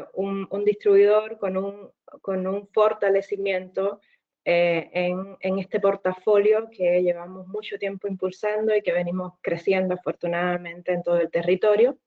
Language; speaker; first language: Spanish; native; Spanish